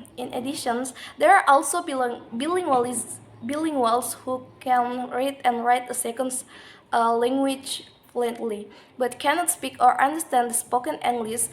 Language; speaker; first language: English; non-native, learner; Indonesian